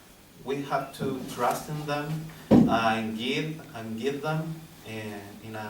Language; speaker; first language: English; non-native, learner; Spanish